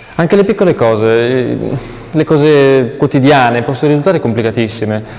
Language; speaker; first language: Italian; native; Italian